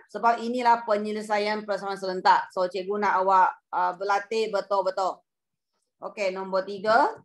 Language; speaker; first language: Malay; non-native, local second language; Chinese